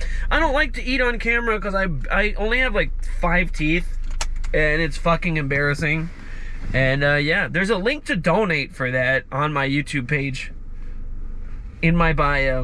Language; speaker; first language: English; native; English